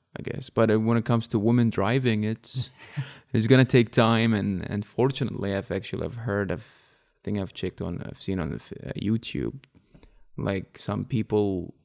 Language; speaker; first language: English; non-native, fluent; Arabic